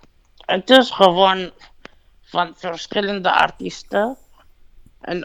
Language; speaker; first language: Dutch; non-native, fluent; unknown